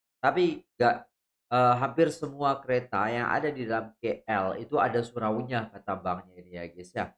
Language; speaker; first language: Indonesian; native; Indonesian